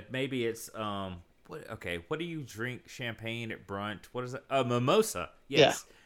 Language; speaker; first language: English; native; English